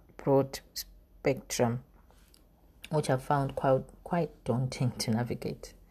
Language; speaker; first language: English; non-native, local second language; North Ndebele